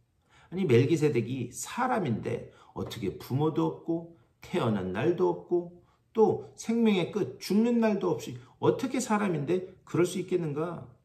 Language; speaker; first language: Korean; native; Korean